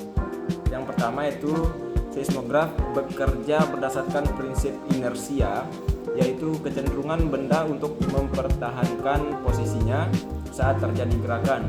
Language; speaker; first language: Indonesian; native; Indonesian